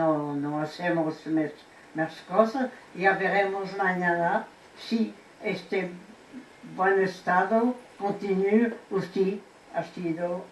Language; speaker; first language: Spanish; non-native, fluent; French